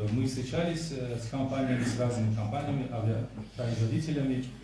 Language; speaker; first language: Russian; non-native, local second language; Tajik